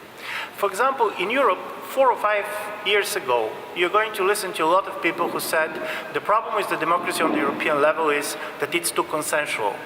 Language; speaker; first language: English; non-native, fluent; Bulgarian